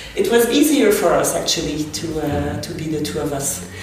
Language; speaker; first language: English; non-native, fluent; French